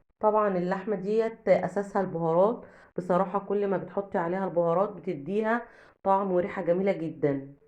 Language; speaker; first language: Arabic; native; Arabic